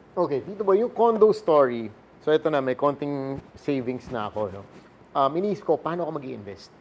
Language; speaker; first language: Filipino; native; Filipino